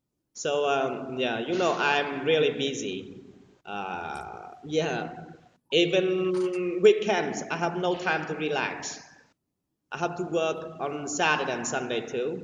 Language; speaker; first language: English; non-native, learner; Vietnamese